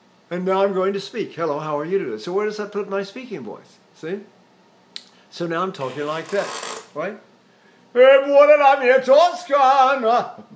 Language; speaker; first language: English; native; English